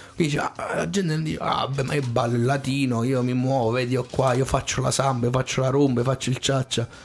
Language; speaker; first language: Italian; native; Italian